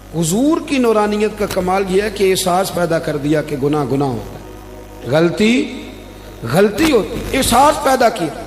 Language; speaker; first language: Urdu; non-native, local second language; Punjabi